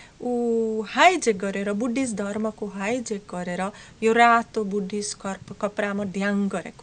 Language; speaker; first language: Nepali; non-native, learner; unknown